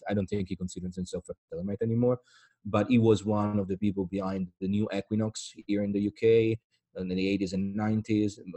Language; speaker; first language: English; non-native, fluent; Italian